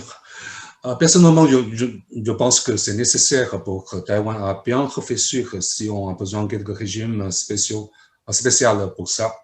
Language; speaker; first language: French; non-native, fluent; Chinese